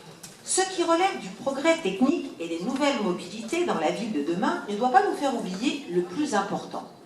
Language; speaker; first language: French; native; French